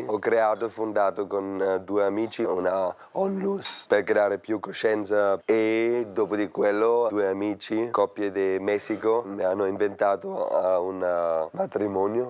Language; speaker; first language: Italian; non-native, fluent; German